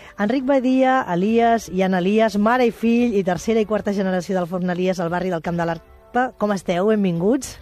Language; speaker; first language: Catalan; native; Catalan